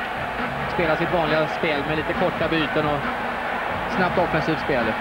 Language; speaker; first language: Swedish; native; Swedish